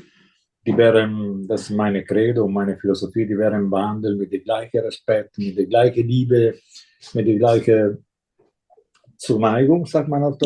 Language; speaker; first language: German; non-native, fluent; Italian